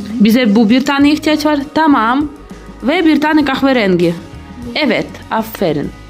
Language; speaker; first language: Turkish; non-native, learner; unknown